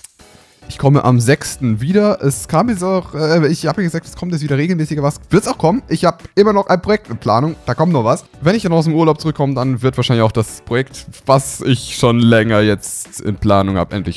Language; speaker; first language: German; native; German